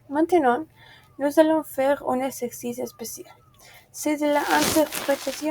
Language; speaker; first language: French; non-native, fluent; Spanish